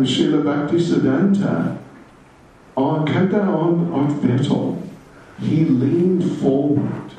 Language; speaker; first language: Russian; non-native, learner; English